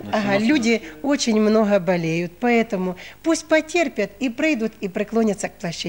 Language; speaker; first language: Russian; native; Russian